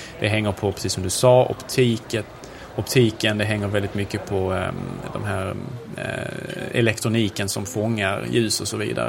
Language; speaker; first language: Swedish; native; Swedish